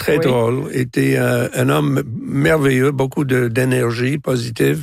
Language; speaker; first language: French; non-native, local second language; English